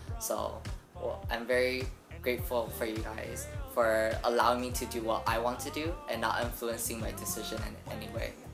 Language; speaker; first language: English; early bilingual, other home language; Chinese